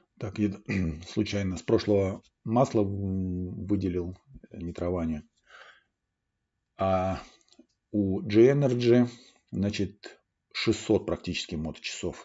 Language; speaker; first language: Russian; native; Russian